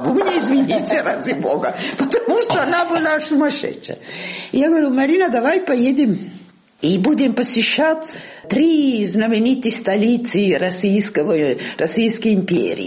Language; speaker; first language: Russian; non-native, fluent; Italian